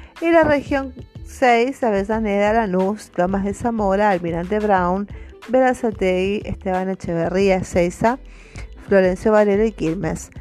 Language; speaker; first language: Spanish; native; Spanish